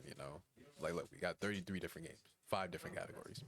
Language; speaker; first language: English; native; English